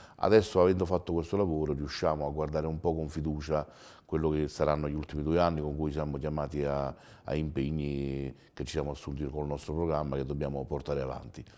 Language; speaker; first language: Italian; native; Italian